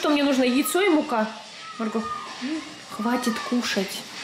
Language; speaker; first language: Russian; native; Russian